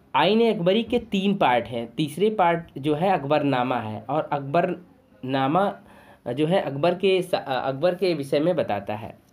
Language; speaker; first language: Hindi; native; Hindi